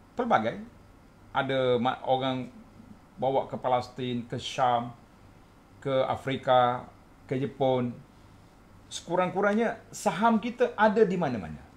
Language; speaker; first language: Malay; native; Malay